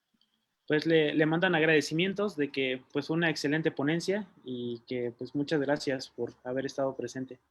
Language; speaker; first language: Spanish; native; Spanish